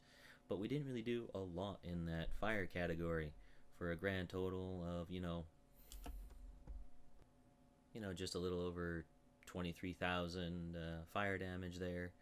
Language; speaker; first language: English; native; English